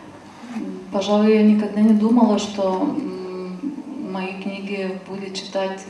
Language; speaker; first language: Russian; non-native, fluent; Lithuanian